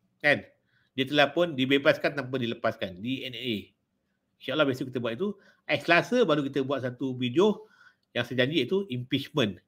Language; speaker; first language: Malay; native; Malay